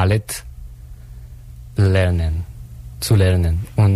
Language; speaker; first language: German; non-native, learner; Japanese